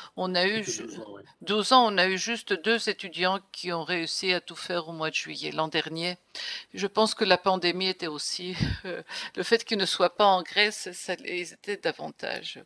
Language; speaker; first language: French; non-native, fluent; Greek